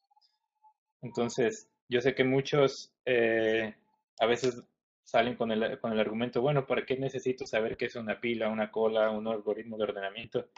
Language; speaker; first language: Spanish; native; Spanish